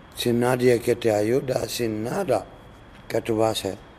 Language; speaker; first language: Spanish; non-native, learner; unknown